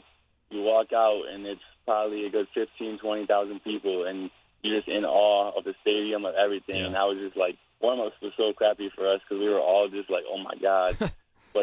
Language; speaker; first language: English; native; English